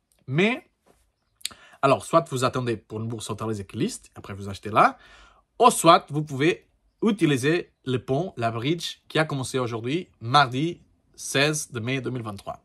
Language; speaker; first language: French; non-native, learner; Portuguese